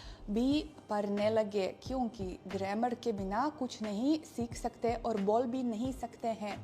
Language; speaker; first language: Hindi; non-native, fluent; Russian